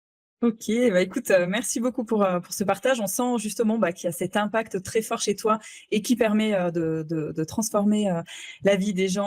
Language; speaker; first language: French; native; French